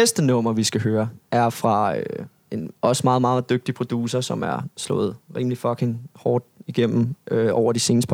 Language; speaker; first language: Danish; native; Danish